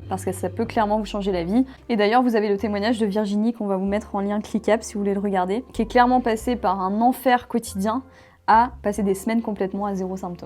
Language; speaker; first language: French; native; French